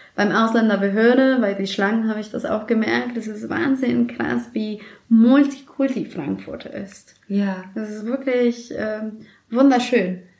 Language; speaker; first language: German; non-native, fluent; Spanish